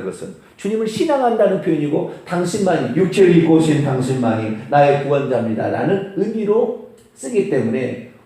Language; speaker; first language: Korean; native; Korean